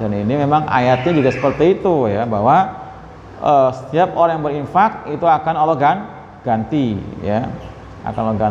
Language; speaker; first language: Indonesian; native; Indonesian